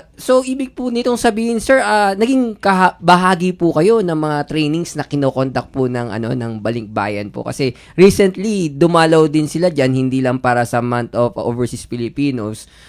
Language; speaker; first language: Filipino; native; Filipino